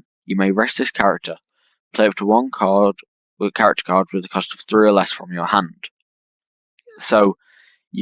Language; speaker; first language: English; native; English